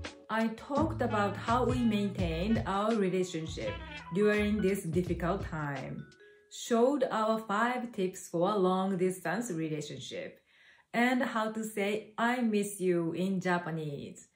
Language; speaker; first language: English; non-native, fluent; Japanese